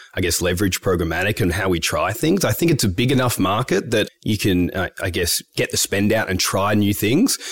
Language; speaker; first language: English; native; English